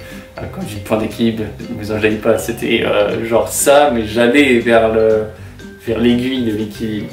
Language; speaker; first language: French; native; French